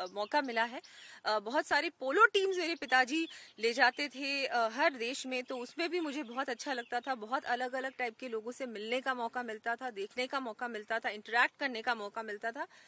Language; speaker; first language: Hindi; native; Hindi